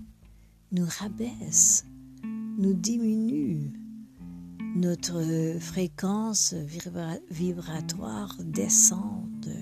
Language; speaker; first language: French; non-native, fluent; English